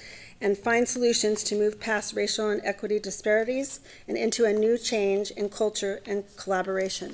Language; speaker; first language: English; native; English